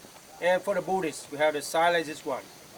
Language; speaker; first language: English; non-native, fluent; Vietnamese